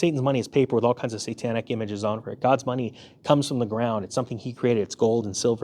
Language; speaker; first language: English; native; English